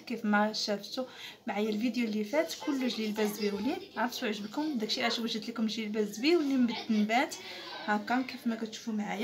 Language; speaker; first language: Arabic; native; Arabic